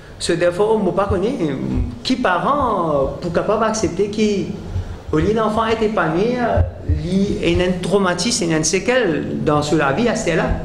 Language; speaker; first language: French; non-native, local second language; Morisyen